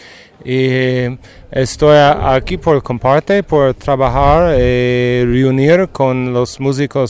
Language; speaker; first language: Spanish; non-native, learner; English